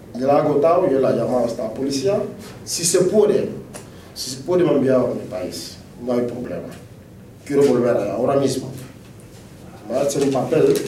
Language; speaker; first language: Spanish; non-native, learner; Fula